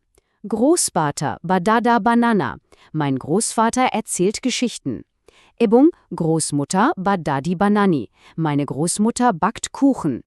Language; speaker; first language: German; non-native, fluent; Bangla